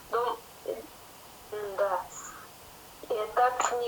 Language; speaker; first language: Russian; non-native, learner; Kyrgyz